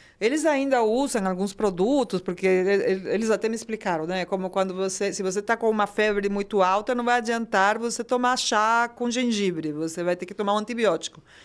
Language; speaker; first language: Portuguese; non-native, fluent; Spanish